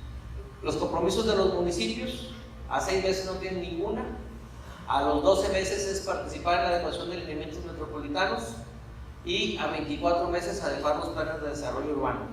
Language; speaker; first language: Spanish; native; Spanish